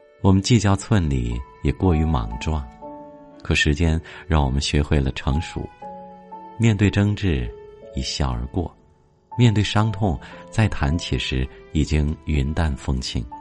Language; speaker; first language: Chinese; native; Chinese